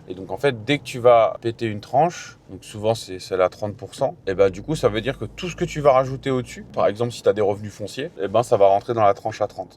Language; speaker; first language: French; native; French